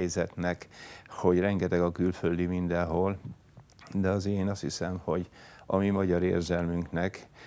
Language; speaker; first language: Hungarian; native; Hungarian